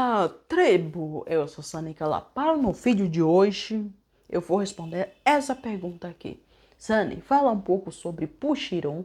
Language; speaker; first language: Portuguese; non-native, local second language; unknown